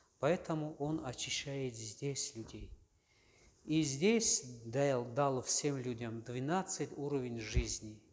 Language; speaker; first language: Russian; non-native, local second language; Tajik